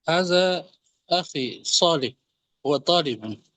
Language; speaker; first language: Arabic; non-native, learner; Indonesian